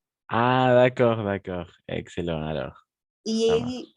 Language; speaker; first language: French; non-native, fluent; Spanish